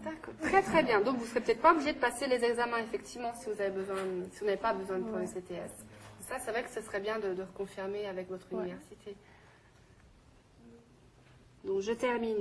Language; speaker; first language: French; native; French